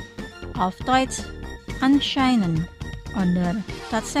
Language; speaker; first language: German; non-native, fluent; Indonesian